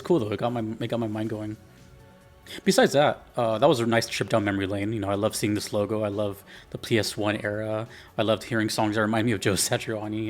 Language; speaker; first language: English; native; English